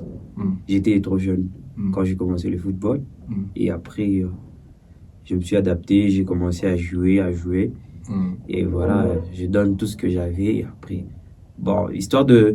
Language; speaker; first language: French; non-native, local second language; Swahili